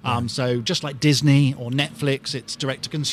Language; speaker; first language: English; native; English